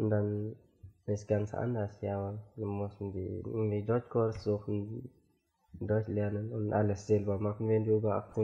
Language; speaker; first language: German; non-native, fluent; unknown